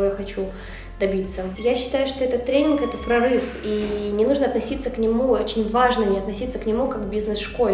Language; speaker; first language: Russian; native; Russian